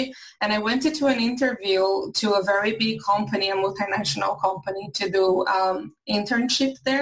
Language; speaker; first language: English; non-native, fluent; Portuguese